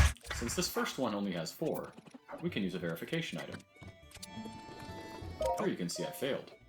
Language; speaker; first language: English; native; English